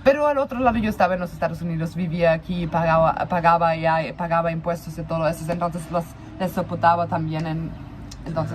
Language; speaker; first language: Spanish; non-native, fluent; German